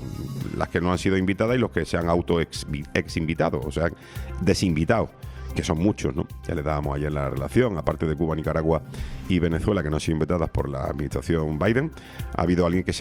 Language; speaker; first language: Spanish; native; Spanish